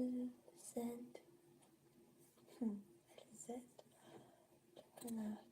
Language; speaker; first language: French; non-native, learner; Russian